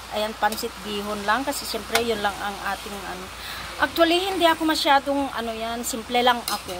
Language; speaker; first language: Filipino; non-native, local second language; Iloko